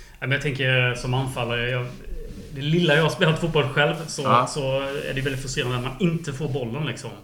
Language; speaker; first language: Swedish; native; Swedish